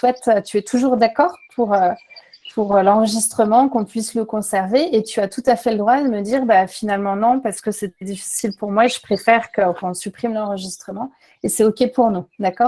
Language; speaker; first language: French; native; French